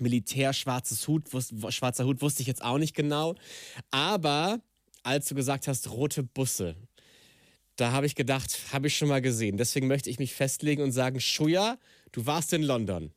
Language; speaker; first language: German; native; German